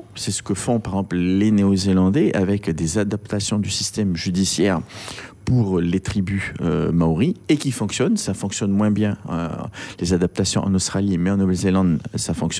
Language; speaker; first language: French; native; French